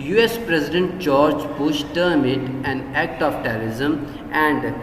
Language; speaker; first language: English; non-native, local second language; Urdu